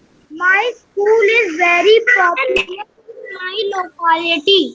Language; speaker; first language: English; non-native, learner; Hindi